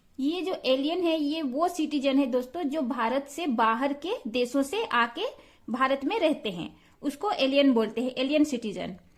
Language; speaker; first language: Hindi; non-native, local second language; Santali